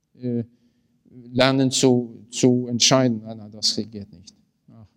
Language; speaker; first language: German; non-native, learner; Norwegian